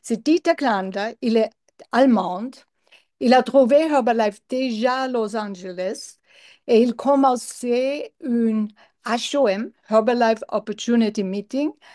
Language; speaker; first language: French; non-native, learner; English